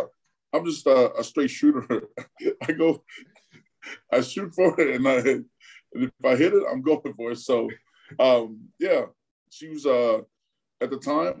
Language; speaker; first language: English; early bilingual, other home language; Tongan